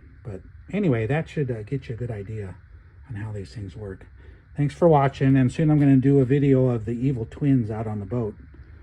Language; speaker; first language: English; native; English